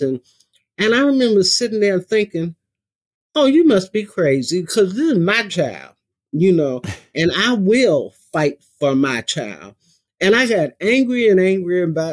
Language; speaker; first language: English; native; English